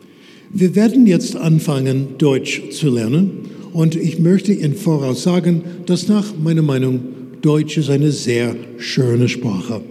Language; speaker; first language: German; non-native, fluent; English